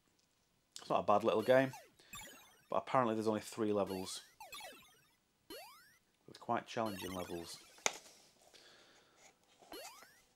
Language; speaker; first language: English; native; English